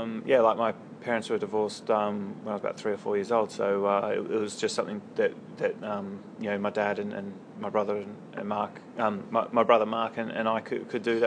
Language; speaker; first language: English; native; English